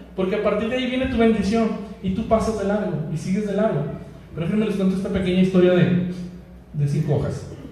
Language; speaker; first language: Spanish; native; Spanish